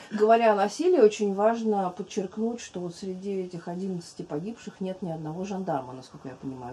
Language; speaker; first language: Russian; native; Russian